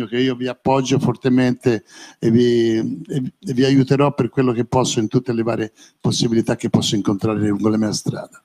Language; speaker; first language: Italian; native; Italian